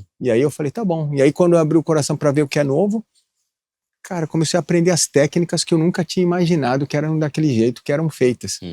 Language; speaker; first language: Portuguese; early bilingual, other home language; Japanese